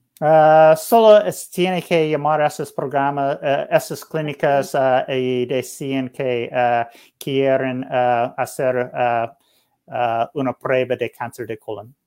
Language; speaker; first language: Spanish; non-native, learner; English